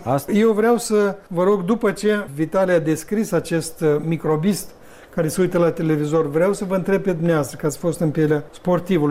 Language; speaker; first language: Romanian; native; Romanian